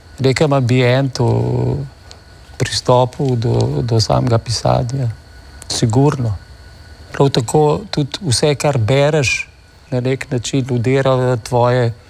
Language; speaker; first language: Slovenian; native; Slovenian